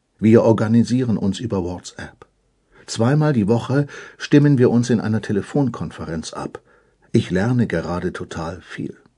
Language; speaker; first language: German; native; German